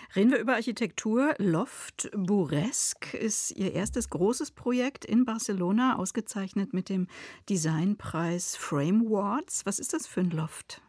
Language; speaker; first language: German; native; German